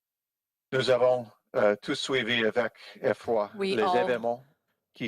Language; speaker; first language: French; non-native, fluent; English